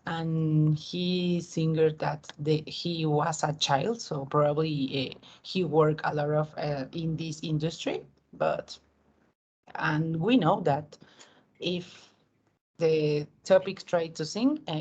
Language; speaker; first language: English; non-native, learner; Spanish